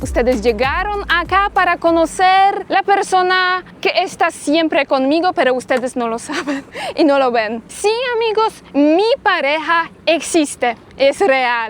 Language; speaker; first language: Spanish; non-native, fluent; Polish